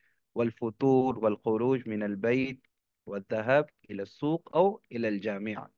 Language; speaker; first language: Arabic; non-native, fluent; Urdu